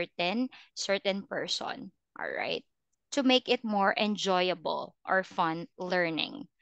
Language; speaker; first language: English; non-native, fluent; Filipino